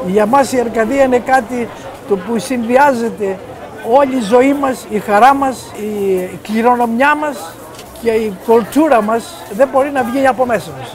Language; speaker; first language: Greek; native; Greek